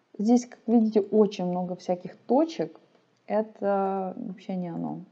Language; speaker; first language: Russian; non-native, local second language; Ukrainian